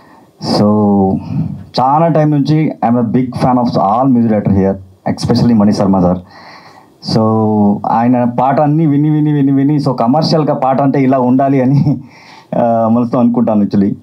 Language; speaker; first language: Telugu; non-native, learner; Kannada